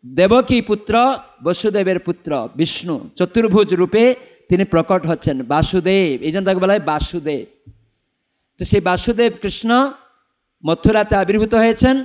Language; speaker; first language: Bangla; non-native, fluent; Odia